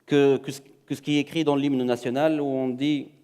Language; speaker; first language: French; non-native, local second language; Arabic